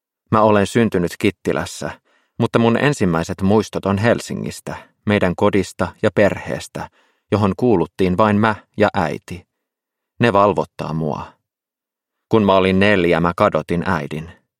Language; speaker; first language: Finnish; native; Finnish